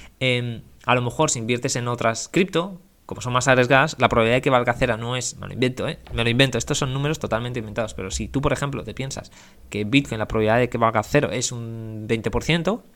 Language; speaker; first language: Spanish; native; Spanish